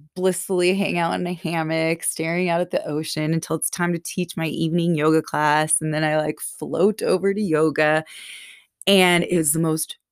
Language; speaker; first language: English; native; English